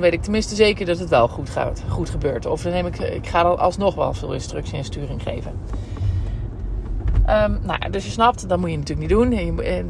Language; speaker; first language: Dutch; native; Dutch